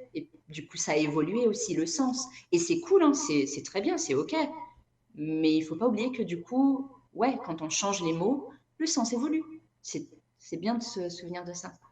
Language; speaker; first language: French; non-native, fluent; Portuguese